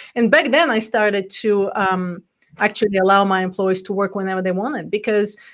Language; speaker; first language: English; non-native, fluent; Bulgarian